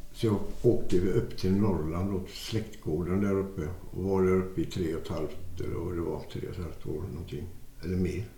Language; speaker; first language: Swedish; native; Swedish